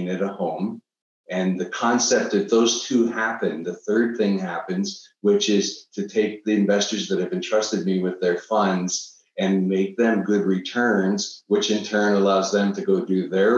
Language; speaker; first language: English; native; English